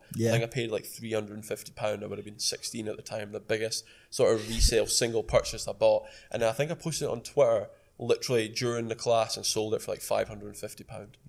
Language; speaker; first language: English; native; English